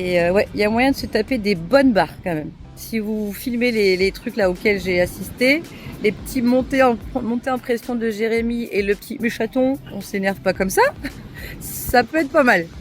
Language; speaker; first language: French; native; French